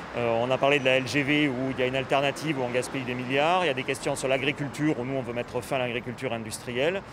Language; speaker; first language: French; native; French